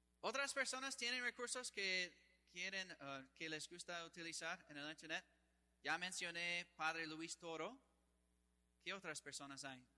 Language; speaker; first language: Spanish; non-native, fluent; English